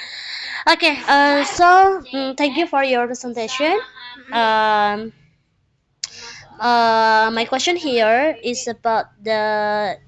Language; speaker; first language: English; non-native, learner; Indonesian